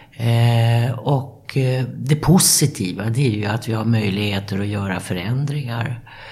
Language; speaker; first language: Swedish; native; Swedish